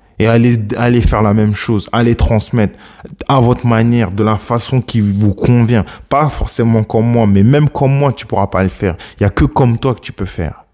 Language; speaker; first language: French; early bilingual, other home language; Akan